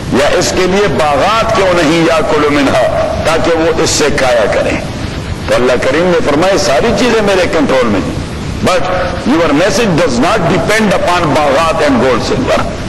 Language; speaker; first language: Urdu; non-native, local second language; Pashto